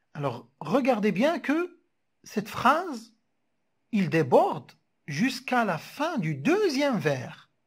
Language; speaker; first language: French; non-native, local second language; Arabic